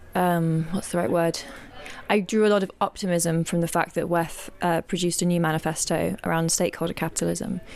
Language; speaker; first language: English; native; English